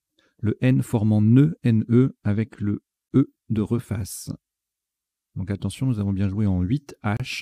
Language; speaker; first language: French; native; French